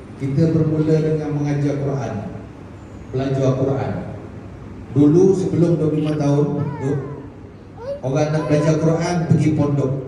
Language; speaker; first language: Malay; native; Malay